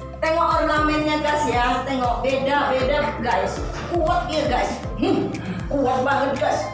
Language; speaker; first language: Indonesian; native; Indonesian